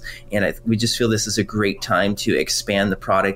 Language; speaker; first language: English; non-native, fluent; French